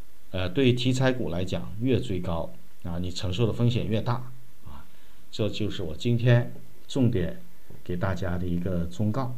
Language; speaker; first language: Chinese; native; Chinese